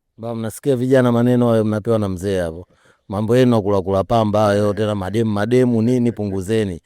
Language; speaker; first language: Swahili; native; Swahili